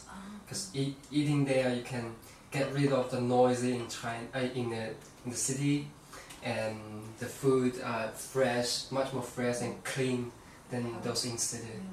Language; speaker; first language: English; non-native, fluent; Chinese